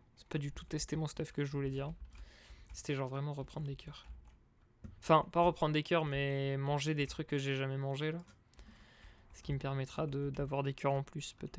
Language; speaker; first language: French; native; French